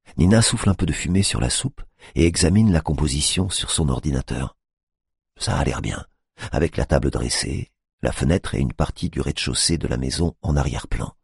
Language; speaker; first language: French; native; French